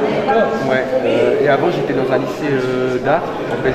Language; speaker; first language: French; native; French